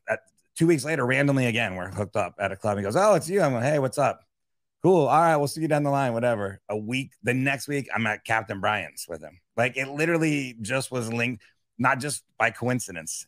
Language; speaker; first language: English; native; English